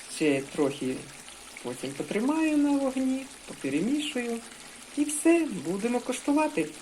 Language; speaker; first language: Ukrainian; non-native, local second language; Russian